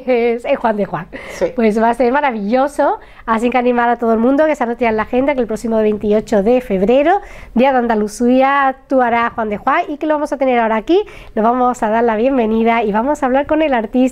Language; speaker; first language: Spanish; native; Spanish